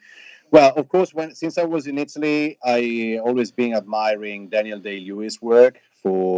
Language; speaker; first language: English; non-native, fluent; Italian